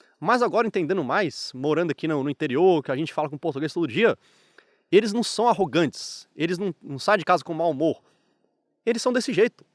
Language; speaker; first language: Portuguese; native; Portuguese